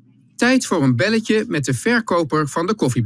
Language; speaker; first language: Dutch; native; Dutch